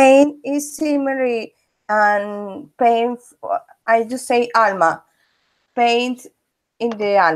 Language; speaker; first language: English; non-native, learner; Spanish